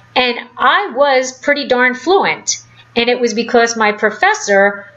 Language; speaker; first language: English; native; English